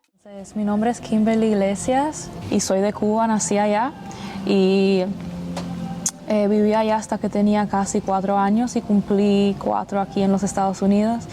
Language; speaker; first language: Spanish; early bilingual, other home language; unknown